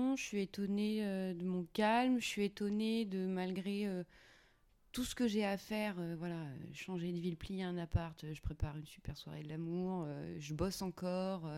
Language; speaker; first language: French; native; French